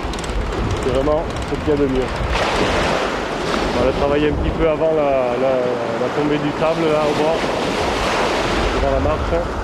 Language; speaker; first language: French; native; French